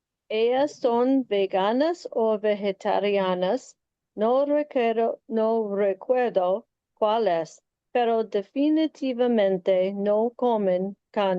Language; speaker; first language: Spanish; non-native, learner; English